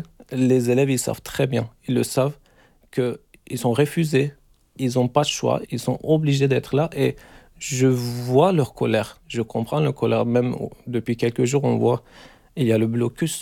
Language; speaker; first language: French; non-native, learner; Turkish